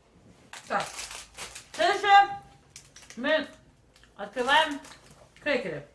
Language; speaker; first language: Russian; native; Russian